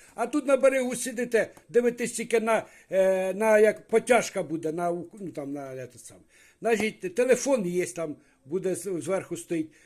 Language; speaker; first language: Ukrainian; native; Ukrainian